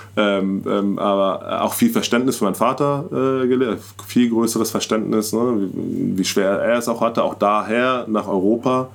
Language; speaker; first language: German; native; German